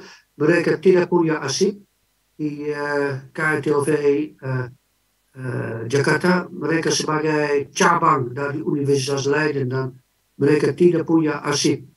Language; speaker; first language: Indonesian; non-native, fluent; Dutch